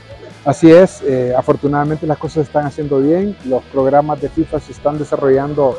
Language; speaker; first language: Spanish; native; Spanish